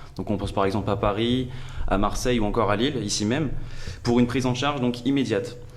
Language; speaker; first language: French; native; French